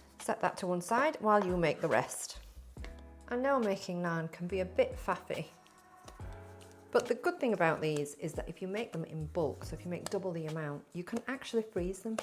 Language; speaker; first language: English; native; English